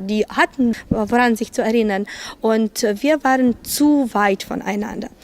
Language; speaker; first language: German; non-native, fluent; Ukrainian